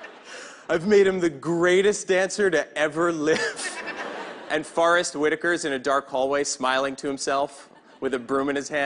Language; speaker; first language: English; native; English